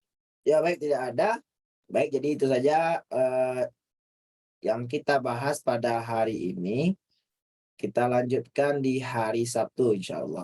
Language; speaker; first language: Indonesian; native; Indonesian